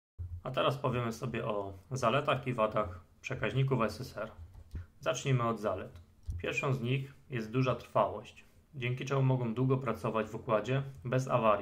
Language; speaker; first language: Polish; native; Polish